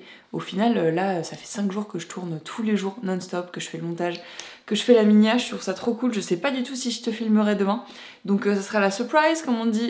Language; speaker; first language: French; native; French